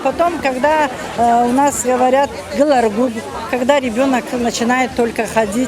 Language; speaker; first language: Russian; non-native, local second language; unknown